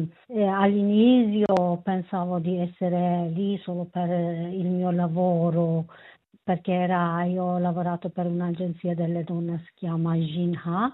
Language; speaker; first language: Italian; non-native, learner; Kurdish